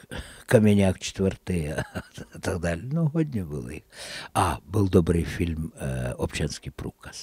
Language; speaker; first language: Czech; non-native, fluent; Russian